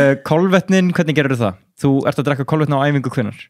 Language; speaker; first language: Icelandic; native; Icelandic